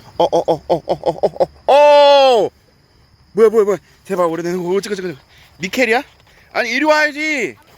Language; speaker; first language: Korean; non-native, fluent; English